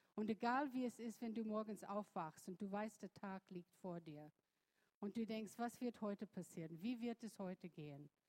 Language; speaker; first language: German; non-native, fluent; English